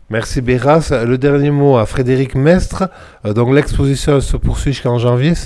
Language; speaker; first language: French; native; French